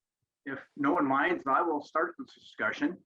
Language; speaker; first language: English; native; English